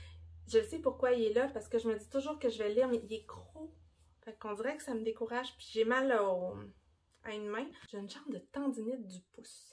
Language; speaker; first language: French; native; French